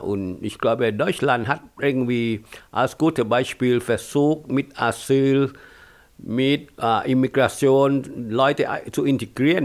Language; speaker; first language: German; non-native, fluent; Thai